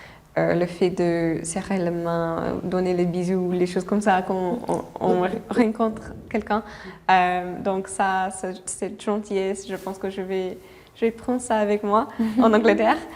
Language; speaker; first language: French; non-native, fluent; English